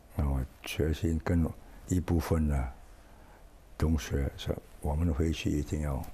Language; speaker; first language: Chinese; non-native, fluent; English